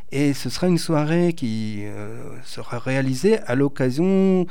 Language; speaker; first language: French; native; French